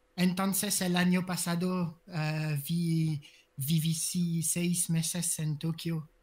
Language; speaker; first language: Spanish; non-native, learner; French